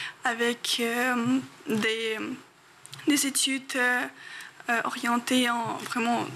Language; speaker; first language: French; non-native, fluent; Ukrainian